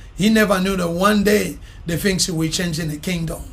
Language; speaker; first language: English; non-native, fluent; Lingala